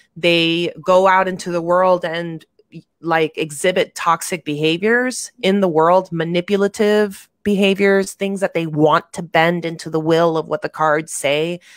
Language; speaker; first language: English; native; English